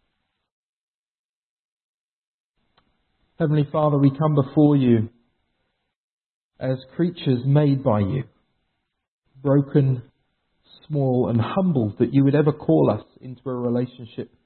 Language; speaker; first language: English; native; English